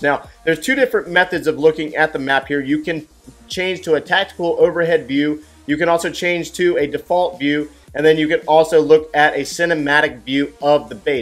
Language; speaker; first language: English; native; English